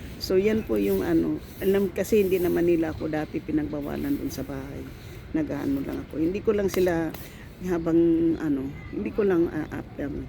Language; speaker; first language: Filipino; non-native, local second language; Cebuano